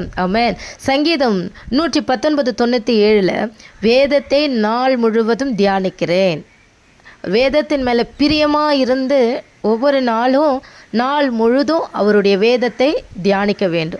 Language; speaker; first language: Tamil; native; Tamil